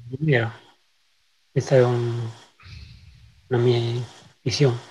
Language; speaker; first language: Spanish; non-native, learner; Italian